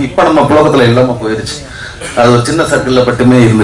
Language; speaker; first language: Tamil; native; Tamil